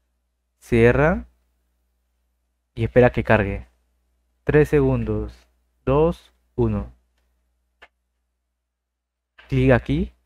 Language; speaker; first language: Spanish; native; Spanish